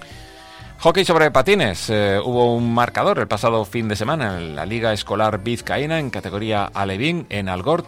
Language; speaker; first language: Spanish; native; Spanish